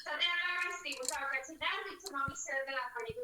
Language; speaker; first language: Finnish; non-native, learner; Estonian